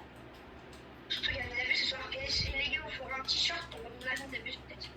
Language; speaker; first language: French; native; French